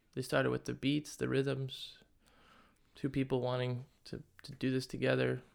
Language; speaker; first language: English; native; English